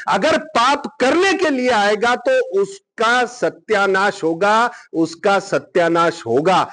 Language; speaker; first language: Hindi; non-native, local second language; Gujarati